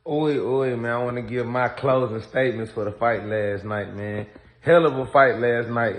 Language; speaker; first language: English; native; English